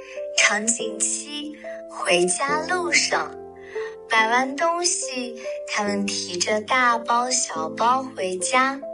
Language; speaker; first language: Chinese; native; Chinese